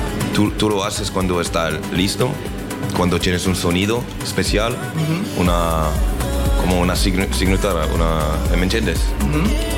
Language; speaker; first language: Spanish; non-native, learner; French